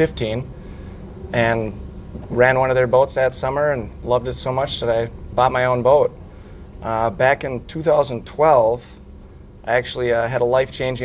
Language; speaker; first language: English; native; English